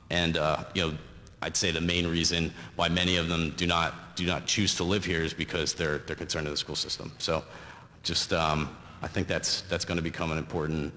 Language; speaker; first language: English; native; English